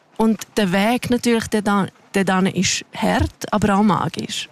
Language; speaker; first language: German; non-native, local second language; Romansh